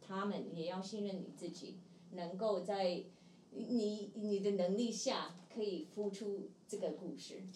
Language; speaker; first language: Chinese; non-native, fluent; English